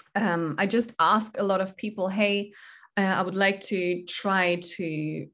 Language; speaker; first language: English; non-native, fluent; German